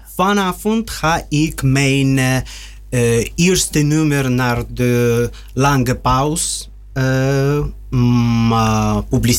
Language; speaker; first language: Dutch; non-native, learner; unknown